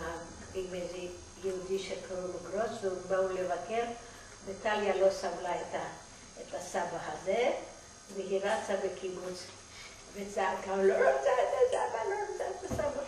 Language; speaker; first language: Hebrew; non-native, fluent; German